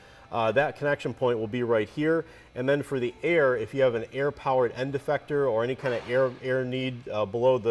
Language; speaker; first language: English; native; English